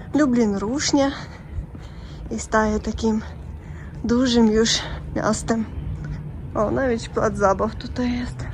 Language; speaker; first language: Polish; non-native, learner; Russian